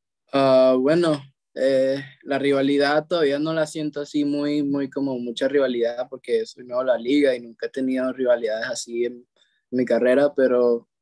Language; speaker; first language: Spanish; native; Spanish